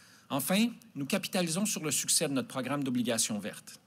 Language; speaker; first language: French; native; French